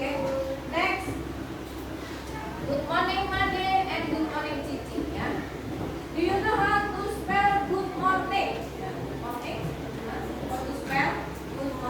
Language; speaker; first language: English; non-native, learner; Indonesian